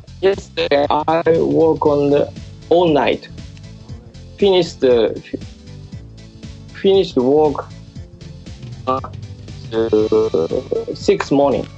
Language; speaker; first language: English; non-native, learner; Japanese